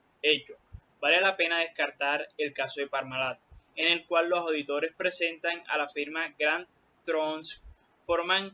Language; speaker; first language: Spanish; native; Spanish